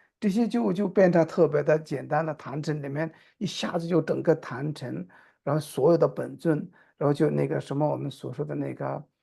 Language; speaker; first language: Chinese; non-native, local second language; Tibetan